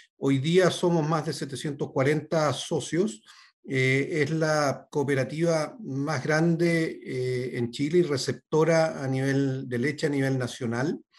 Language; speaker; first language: Spanish; native; Spanish